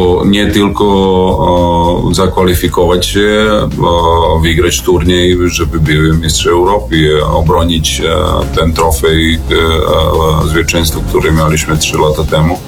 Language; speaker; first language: Polish; non-native, fluent; Serbian